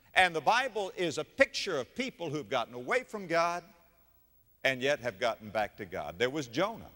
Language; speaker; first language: English; native; English